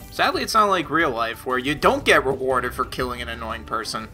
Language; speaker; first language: English; native; English